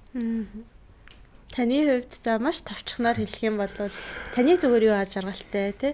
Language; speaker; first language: Mongolian; native; Mongolian